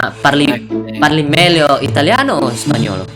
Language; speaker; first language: Italian; non-native, learner; Indonesian